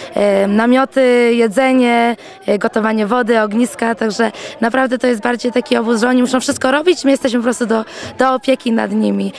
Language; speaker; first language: Polish; early bilingual, heritage; Polish